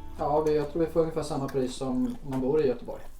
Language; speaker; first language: Swedish; native; Swedish